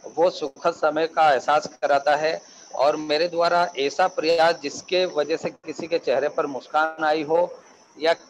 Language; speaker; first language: Hindi; native; Hindi